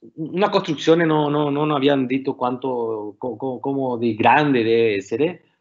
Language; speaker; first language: Italian; non-native, learner; Spanish